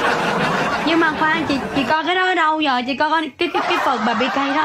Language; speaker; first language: Vietnamese; native; Vietnamese